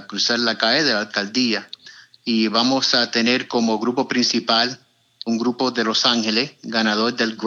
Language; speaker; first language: Spanish; early bilingual, heritage; Spanish